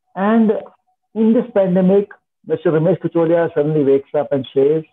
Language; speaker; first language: English; non-native, local second language; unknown